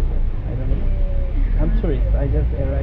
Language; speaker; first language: English; non-native, learner; Turkish